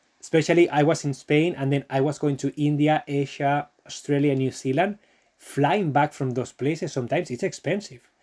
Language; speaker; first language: English; non-native, fluent; Spanish